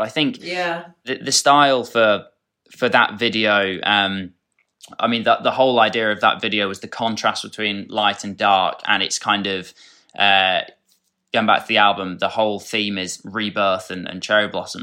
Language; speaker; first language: English; native; English